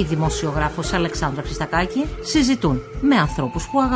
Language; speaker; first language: Greek; native; Greek